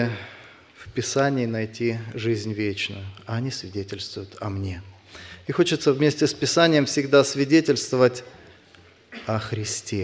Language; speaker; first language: Russian; native; Russian